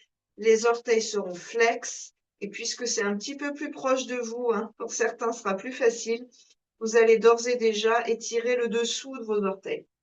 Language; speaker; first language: French; native; French